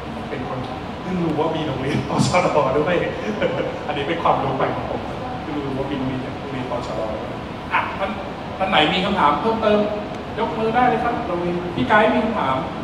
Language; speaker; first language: Thai; native; Thai